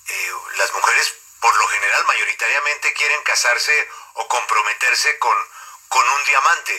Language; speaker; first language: Spanish; native; Spanish